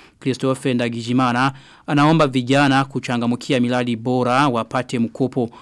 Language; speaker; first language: Swahili; non-native, local second language; Rundi